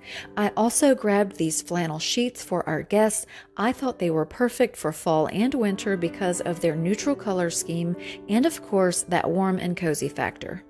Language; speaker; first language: English; native; English